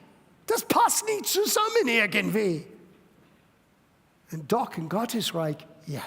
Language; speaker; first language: German; non-native, fluent; English